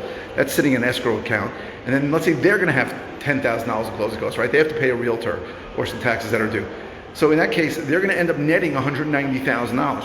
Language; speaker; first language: English; native; English